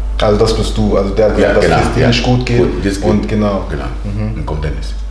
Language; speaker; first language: German; non-native, learner; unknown